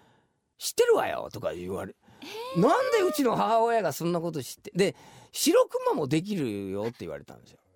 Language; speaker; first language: Japanese; non-native, fluent; English